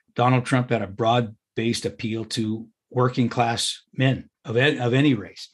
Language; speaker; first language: English; native; English